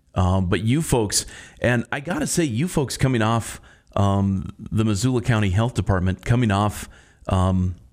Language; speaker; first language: English; native; English